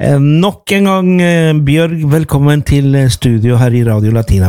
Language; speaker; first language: Norwegian; non-native, fluent; Spanish